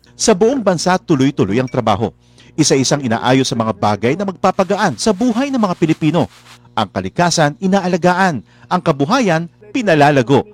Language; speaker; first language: Filipino; native; Filipino